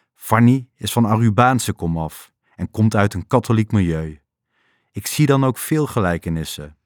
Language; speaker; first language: Dutch; native; Dutch